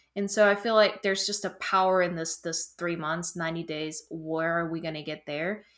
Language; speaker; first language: English; non-native, fluent; German